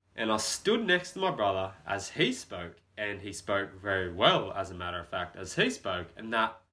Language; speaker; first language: English; native; English